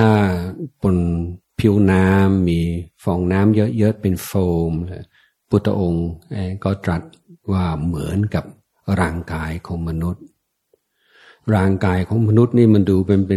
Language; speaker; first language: Thai; non-native, fluent; English